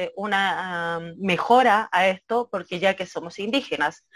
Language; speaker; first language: Spanish; native; Spanish